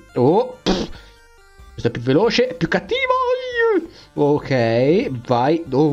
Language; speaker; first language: Italian; native; Italian